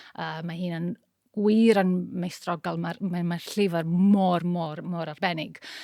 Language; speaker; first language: Welsh; non-native, fluent; Greek